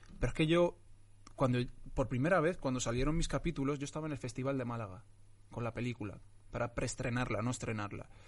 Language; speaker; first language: Spanish; early bilingual, other home language; Arabic